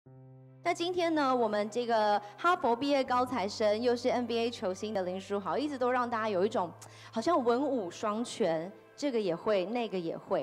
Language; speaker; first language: Chinese; native; Chinese